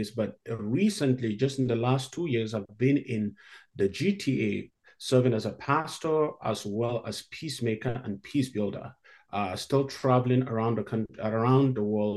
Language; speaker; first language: English; non-native, local second language; Hausa